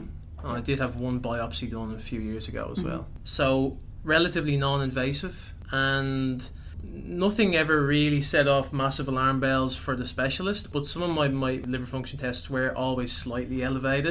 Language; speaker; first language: English; native; English